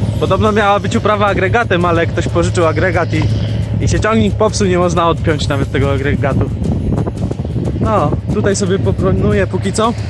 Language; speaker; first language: Polish; native; Polish